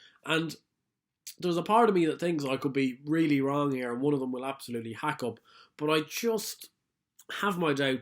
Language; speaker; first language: English; native; English